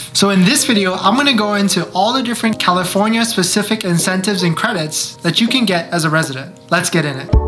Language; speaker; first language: English; native; English